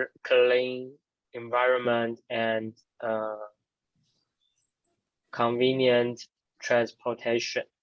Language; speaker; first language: English; non-native, learner; Chinese